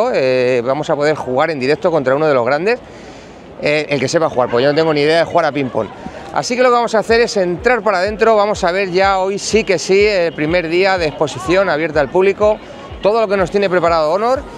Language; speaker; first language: Spanish; native; Spanish